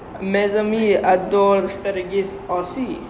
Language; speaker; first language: French; non-native, learner; English